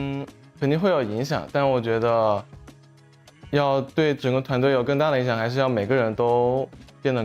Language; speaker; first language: Chinese; native; Chinese